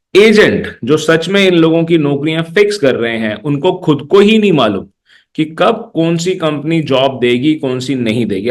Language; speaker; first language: Hindi; native; Hindi